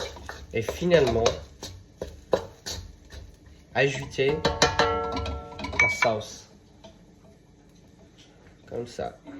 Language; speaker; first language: French; non-native, learner; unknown